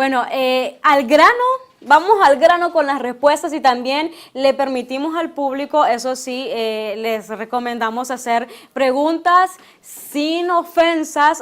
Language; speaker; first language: Spanish; native; Spanish